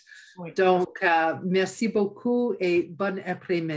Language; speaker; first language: French; non-native, fluent; English